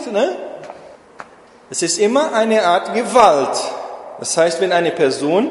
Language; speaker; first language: German; non-native, fluent; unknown